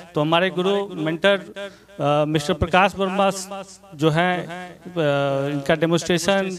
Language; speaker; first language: Hindi; native; Hindi